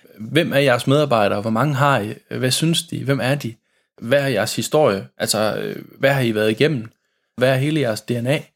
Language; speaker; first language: Danish; native; Danish